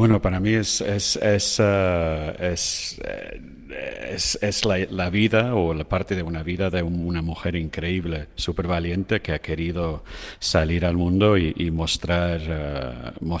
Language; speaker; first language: Spanish; non-native, fluent; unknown